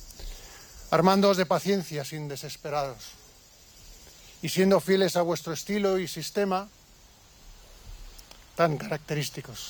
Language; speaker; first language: Spanish; native; Spanish